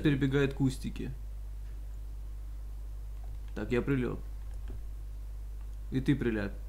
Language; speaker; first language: Russian; native; Russian